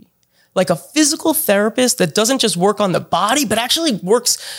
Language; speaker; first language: English; native; English